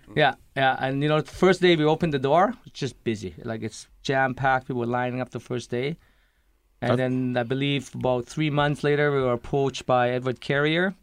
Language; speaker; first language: English; early bilingual, other home language; Lao